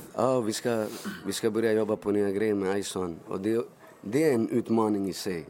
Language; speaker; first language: Swedish; early bilingual, other home language; Spanish